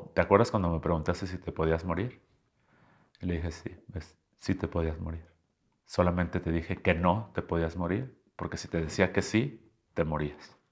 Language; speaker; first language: Spanish; native; Spanish